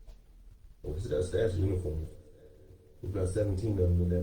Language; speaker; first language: English; native; English